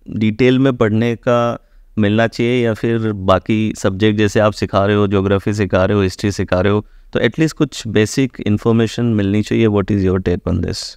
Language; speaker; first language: Hindi; native; Hindi